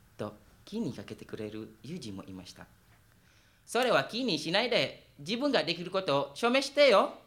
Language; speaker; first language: Japanese; non-native, fluent; Malay